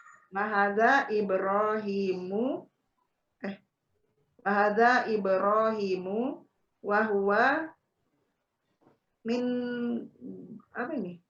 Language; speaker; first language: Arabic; non-native, learner; Indonesian